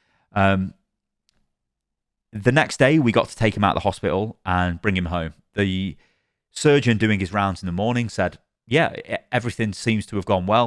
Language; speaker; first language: English; native; English